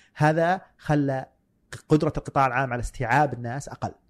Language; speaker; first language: Arabic; native; Arabic